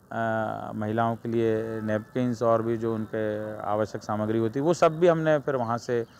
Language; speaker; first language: Hindi; native; Hindi